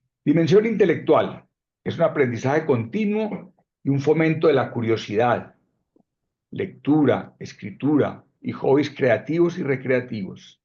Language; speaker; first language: Spanish; native; Spanish